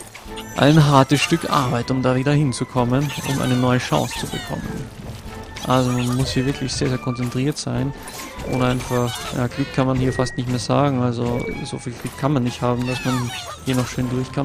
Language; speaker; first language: German; native; German